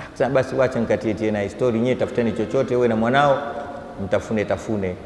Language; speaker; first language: Swahili; native; Swahili